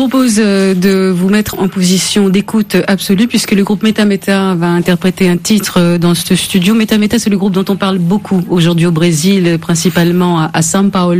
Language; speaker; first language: French; native; French